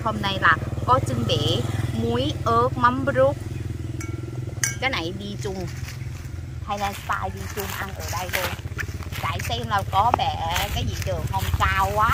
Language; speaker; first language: Vietnamese; non-native, learner; Thai